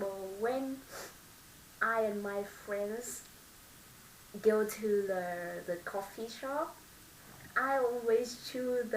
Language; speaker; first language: English; non-native, learner; Vietnamese